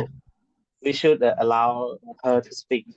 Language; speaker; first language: English; non-native, fluent; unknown